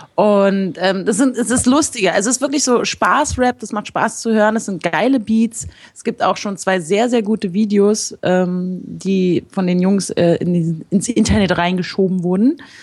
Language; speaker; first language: German; native; German